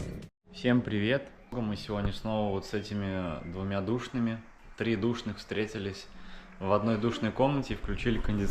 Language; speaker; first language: Russian; native; Russian